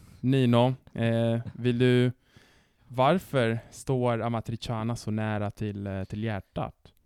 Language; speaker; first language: Swedish; non-native, fluent; Italian